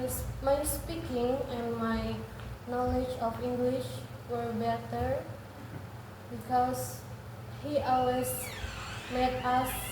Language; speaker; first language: English; non-native, learner; Indonesian